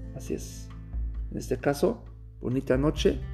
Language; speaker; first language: Spanish; non-native, learner; German